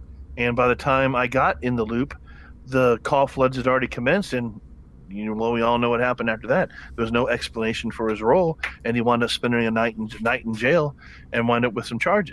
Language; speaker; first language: English; native; English